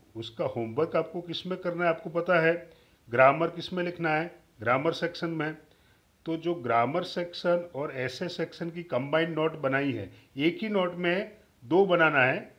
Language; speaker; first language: Hindi; non-native, local second language; Gujarati